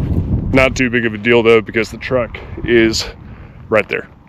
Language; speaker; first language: English; native; English